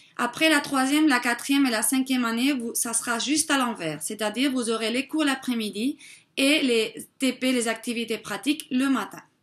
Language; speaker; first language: French; non-native, fluent; Spanish